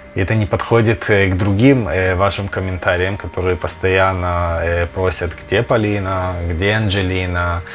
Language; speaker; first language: Russian; early bilingual, other home language; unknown